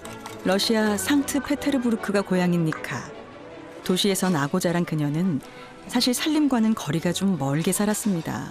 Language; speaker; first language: Korean; native; Korean